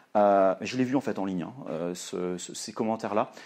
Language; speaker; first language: French; native; French